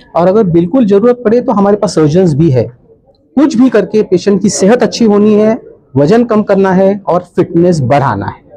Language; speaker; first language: Hindi; non-native, local second language; Marathi